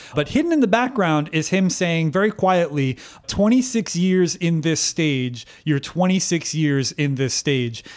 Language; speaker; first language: English; native; English